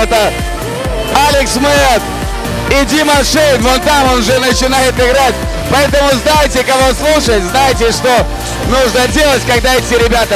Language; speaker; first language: Russian; native; Russian